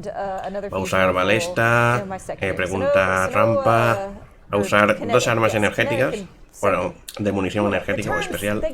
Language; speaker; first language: Spanish; native; Spanish